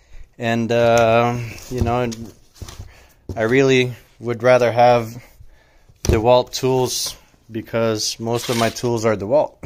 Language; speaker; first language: English; native; English